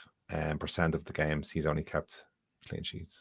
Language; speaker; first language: English; native; English